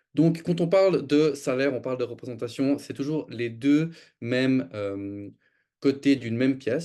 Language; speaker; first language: French; native; French